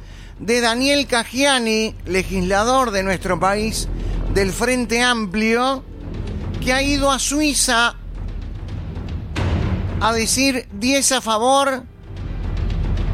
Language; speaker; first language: Spanish; native; Spanish